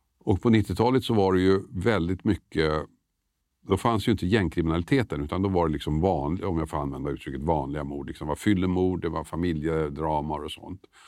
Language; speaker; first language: Swedish; native; Swedish